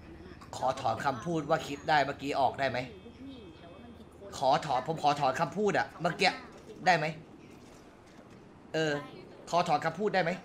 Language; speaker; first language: Thai; native; Thai